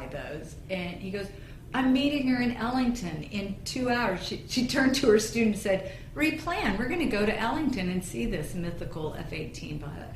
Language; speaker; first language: English; native; English